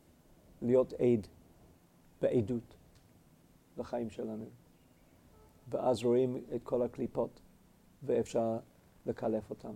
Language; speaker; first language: Hebrew; non-native, fluent; English